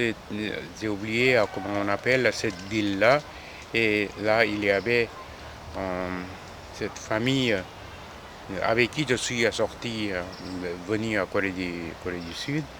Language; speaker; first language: French; non-native, fluent; Korean